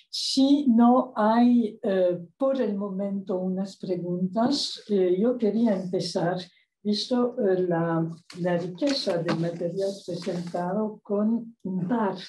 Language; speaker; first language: Spanish; non-native, fluent; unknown